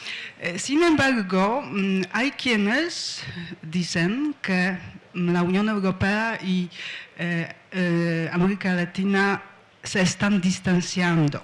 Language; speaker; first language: Spanish; non-native, fluent; Polish